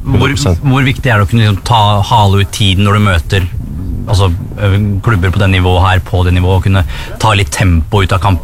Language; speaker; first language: Norwegian; native; Norwegian